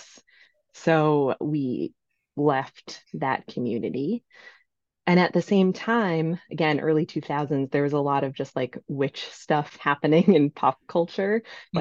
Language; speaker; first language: English; native; English